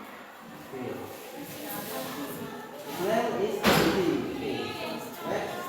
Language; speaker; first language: English; non-native, learner; Indonesian